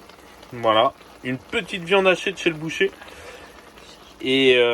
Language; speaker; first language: French; native; French